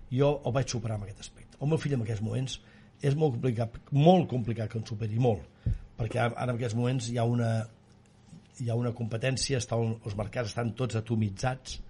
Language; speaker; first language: Catalan; native; Catalan